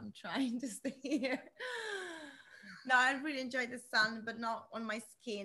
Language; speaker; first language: English; non-native, learner; Italian